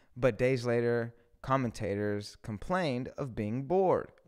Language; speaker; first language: English; early bilingual, other home language; Spanish